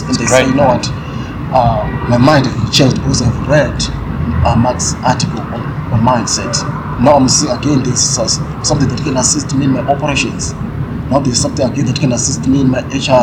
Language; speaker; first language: English; non-native, local second language; Shona